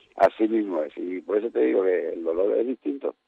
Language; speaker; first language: Spanish; native; Spanish